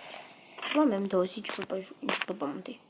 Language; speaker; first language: French; native; French